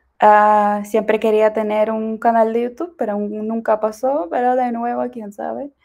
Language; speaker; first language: Spanish; non-native, fluent; Ukrainian